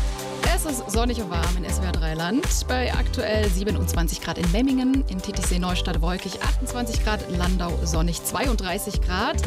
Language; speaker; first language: German; native; German